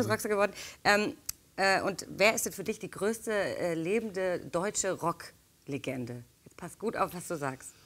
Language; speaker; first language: German; native; German